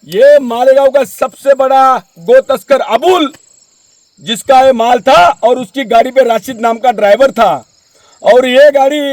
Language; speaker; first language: Hindi; non-native, local second language; Marathi